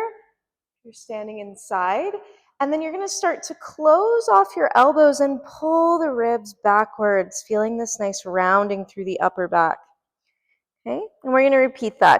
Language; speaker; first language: English; native; English